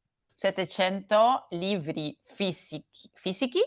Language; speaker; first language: Italian; non-native, learner; Spanish